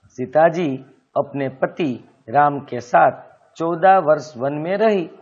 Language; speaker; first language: Hindi; non-native, local second language; Gujarati